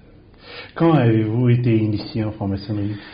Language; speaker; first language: French; native; French